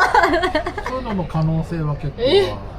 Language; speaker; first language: Japanese; native; Japanese